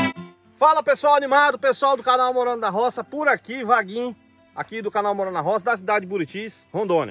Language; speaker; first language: Portuguese; native; Portuguese